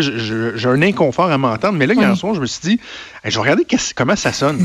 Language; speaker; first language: French; native; French